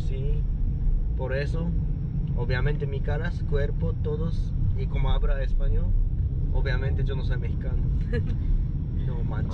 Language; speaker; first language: Spanish; non-native, learner; Japanese